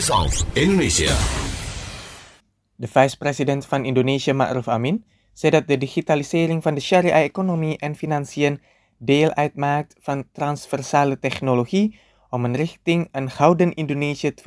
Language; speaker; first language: Dutch; non-native, fluent; Indonesian